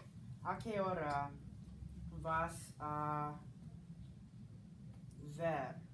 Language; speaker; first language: Spanish; non-native, learner; English